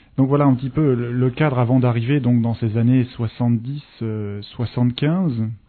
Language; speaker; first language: French; native; French